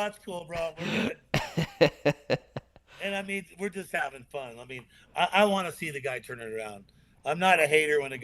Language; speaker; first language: English; native; English